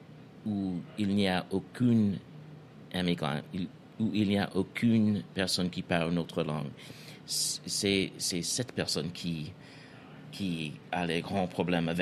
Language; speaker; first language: French; non-native, fluent; English